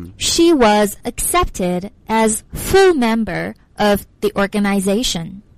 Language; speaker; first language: English; non-native, fluent; Chinese